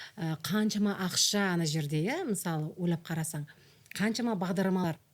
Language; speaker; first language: Kazakh; native; Kazakh